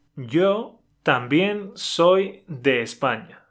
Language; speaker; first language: English; non-native, fluent; Spanish